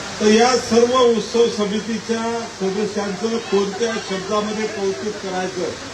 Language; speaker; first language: Marathi; non-native, local second language; Lambadi